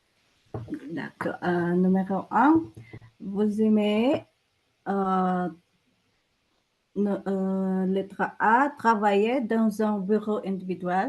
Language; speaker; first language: French; non-native, learner; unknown